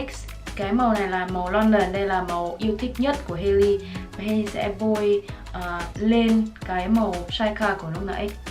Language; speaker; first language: Vietnamese; early bilingual, heritage; Vietnamese